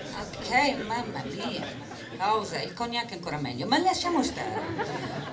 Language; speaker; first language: Italian; non-native, fluent; English